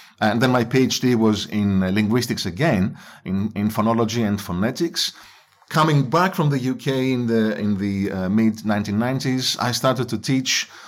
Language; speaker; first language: English; non-native, fluent; Greek